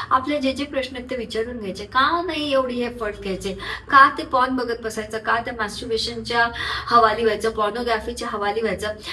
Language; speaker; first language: Marathi; non-native, local second language; Urdu